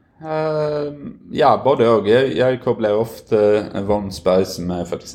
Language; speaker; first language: Norwegian; non-native, fluent; Italian